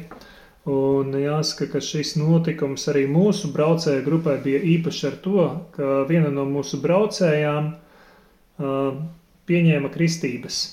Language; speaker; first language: Latvian; native; Latvian